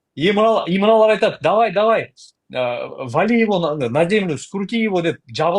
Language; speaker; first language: Russian; non-native, local second language; Kazakh